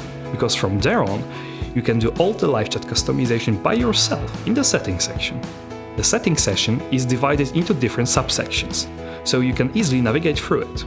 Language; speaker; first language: English; non-native, fluent; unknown